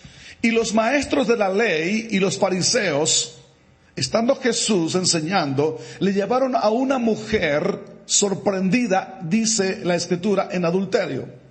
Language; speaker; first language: Spanish; native; Spanish